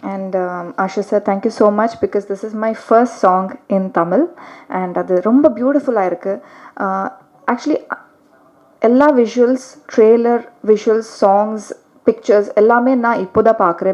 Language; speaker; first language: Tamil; non-native, learner; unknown